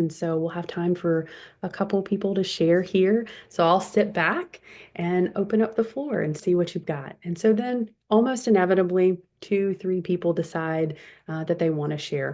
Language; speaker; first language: English; native; English